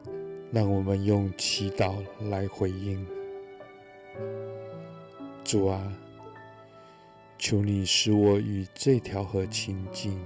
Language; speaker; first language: Chinese; native; Chinese